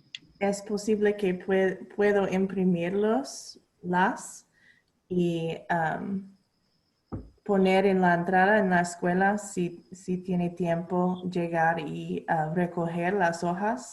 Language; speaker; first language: Spanish; non-native, learner; English